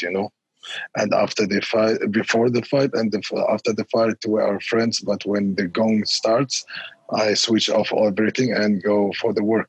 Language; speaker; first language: English; non-native, fluent; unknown